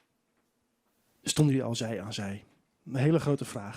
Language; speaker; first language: Dutch; non-native, local second language; Western Frisian